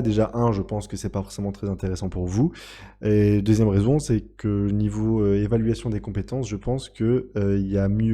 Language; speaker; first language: French; native; French